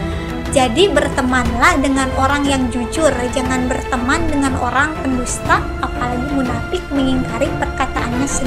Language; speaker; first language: Indonesian; native; Indonesian